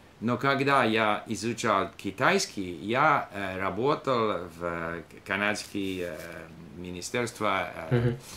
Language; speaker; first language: Russian; non-native, learner; English